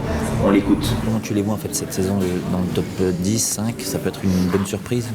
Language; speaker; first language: French; native; French